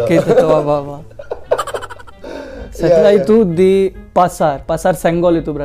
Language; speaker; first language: Indonesian; non-native, learner; Hindi